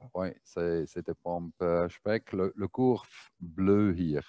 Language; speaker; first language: French; non-native, fluent; German